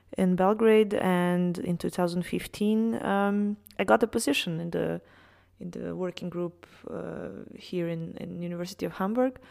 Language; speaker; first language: English; non-native, fluent; Serbian